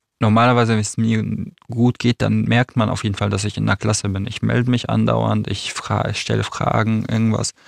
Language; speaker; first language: German; non-native, fluent; Arabic